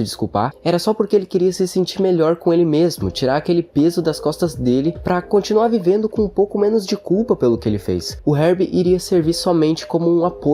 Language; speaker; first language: Portuguese; native; Portuguese